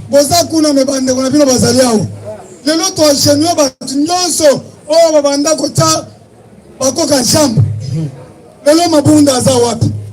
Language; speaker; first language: Lingala; native; Lingala